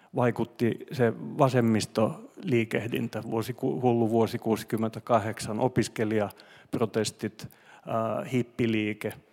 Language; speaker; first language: Finnish; non-native, local second language; Swedish